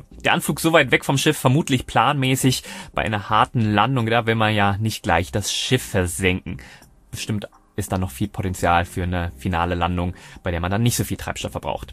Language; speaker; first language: German; native; German